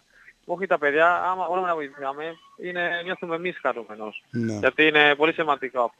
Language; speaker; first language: Greek; non-native, learner; Spanish